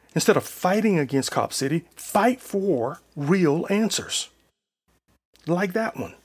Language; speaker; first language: English; native; English